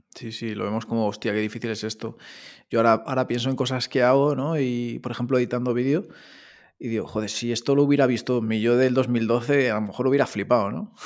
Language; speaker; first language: Spanish; native; Spanish